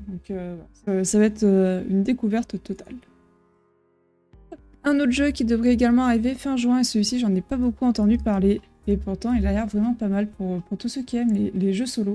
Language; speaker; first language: French; native; French